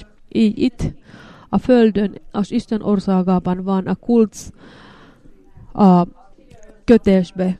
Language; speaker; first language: Hungarian; non-native, learner; Finnish